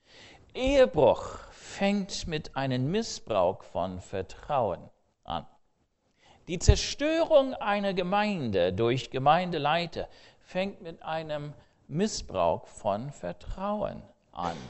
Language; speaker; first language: German; non-native, fluent; English